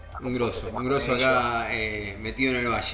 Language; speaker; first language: Spanish; native; Spanish